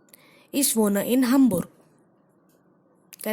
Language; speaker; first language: German; non-native, fluent; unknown